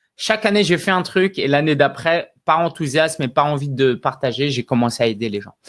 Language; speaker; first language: French; native; French